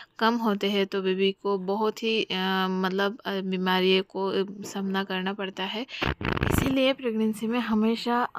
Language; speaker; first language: Hindi; non-native, local second language; Bangla